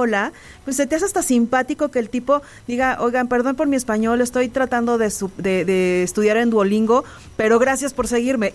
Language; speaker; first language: Spanish; native; Spanish